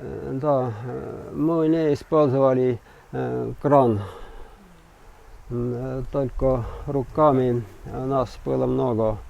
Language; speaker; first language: Russian; non-native, learner; Estonian